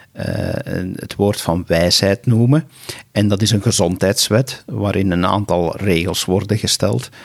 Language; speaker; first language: Dutch; native; Dutch